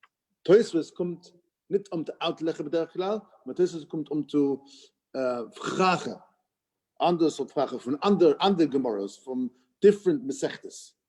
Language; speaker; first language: Dutch; non-native, fluent; English